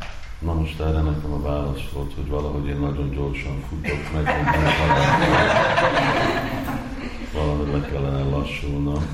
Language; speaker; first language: Hungarian; non-native, fluent; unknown